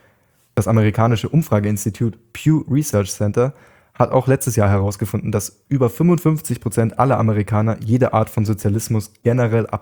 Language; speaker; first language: German; native; German